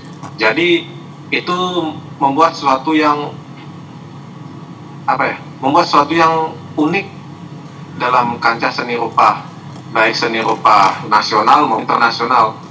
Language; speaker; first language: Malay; non-native, local second language; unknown